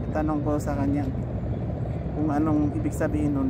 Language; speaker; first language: Filipino; non-native, learner; Persian